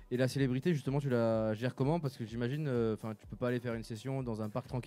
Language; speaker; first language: French; native; French